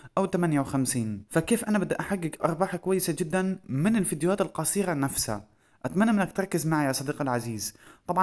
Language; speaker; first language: Arabic; native; Arabic